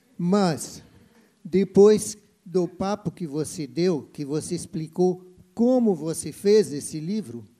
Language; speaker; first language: Portuguese; non-native, fluent; German